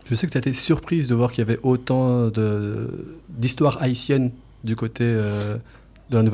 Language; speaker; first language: French; native; French